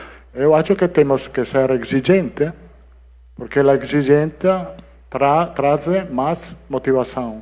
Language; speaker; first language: Portuguese; non-native, learner; Italian